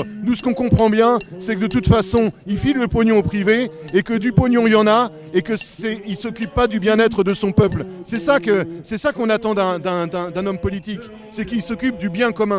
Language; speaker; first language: French; native; French